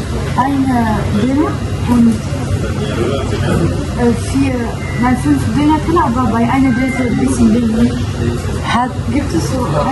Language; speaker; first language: German; non-native, learner; Tajik